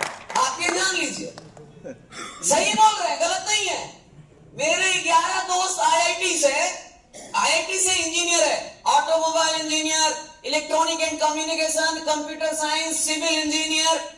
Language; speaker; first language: Hindi; native; Hindi